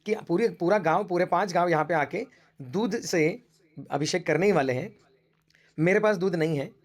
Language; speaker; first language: Hindi; non-native, local second language; Marathi